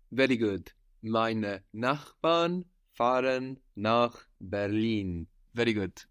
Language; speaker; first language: German; non-native, fluent; English